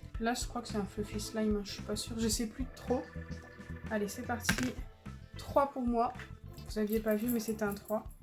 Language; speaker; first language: French; native; French